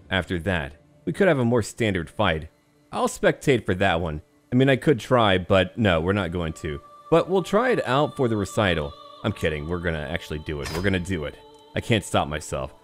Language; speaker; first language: English; native; English